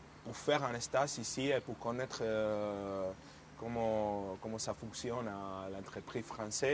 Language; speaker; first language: French; non-native, fluent; Spanish